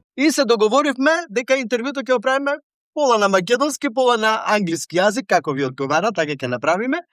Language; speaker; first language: Macedonian; native; Macedonian